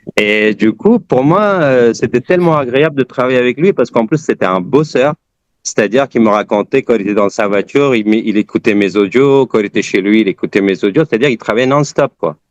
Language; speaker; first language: French; early bilingual, other home language; Persian